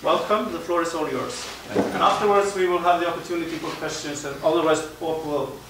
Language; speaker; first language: English; non-native, fluent; Icelandic